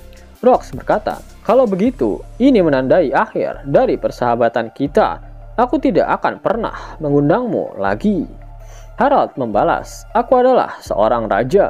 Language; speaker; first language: Indonesian; native; Indonesian